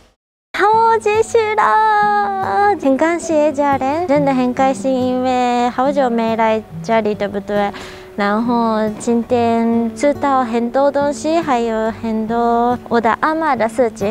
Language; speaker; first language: Chinese; non-native, fluent; Japanese